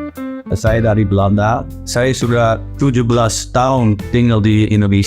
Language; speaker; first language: Indonesian; non-native, fluent; Dutch